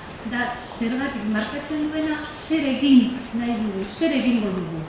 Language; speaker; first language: Basque; native; Basque